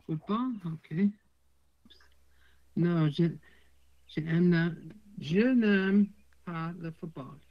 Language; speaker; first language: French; non-native, learner; English